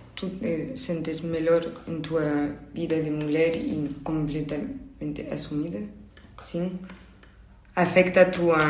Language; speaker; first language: Portuguese; non-native, learner; Spanish